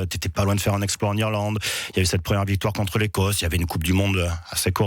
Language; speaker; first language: French; native; French